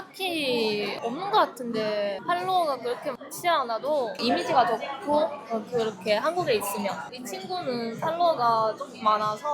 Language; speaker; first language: Korean; non-native, learner; Chinese